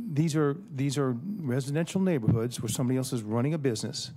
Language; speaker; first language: English; native; English